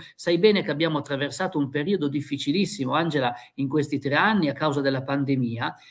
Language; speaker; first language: Italian; native; Italian